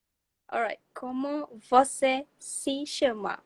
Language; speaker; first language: Portuguese; non-native, learner; Malay